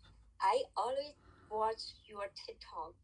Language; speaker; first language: English; non-native, learner; Burmese